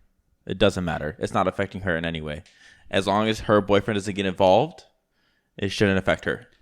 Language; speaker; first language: English; native; English